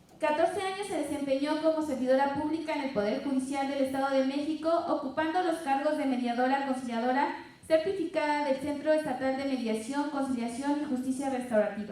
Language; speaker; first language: Spanish; native; Spanish